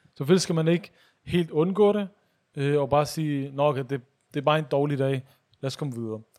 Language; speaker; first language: Danish; early bilingual, other home language; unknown